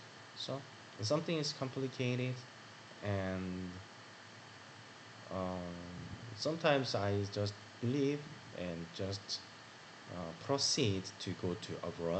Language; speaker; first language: English; non-native, learner; Korean